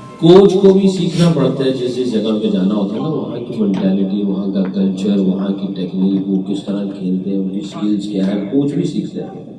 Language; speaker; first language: Urdu; non-native, local second language; Punjabi